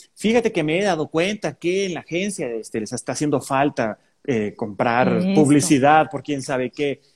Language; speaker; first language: Spanish; native; Spanish